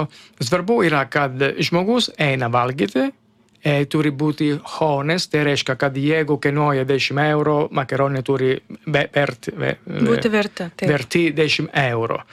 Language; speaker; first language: Lithuanian; non-native, learner; Italian